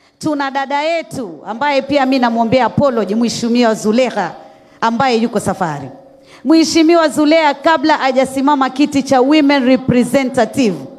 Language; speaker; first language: Swahili; native; Swahili